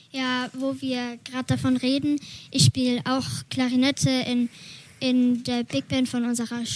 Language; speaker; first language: German; native; German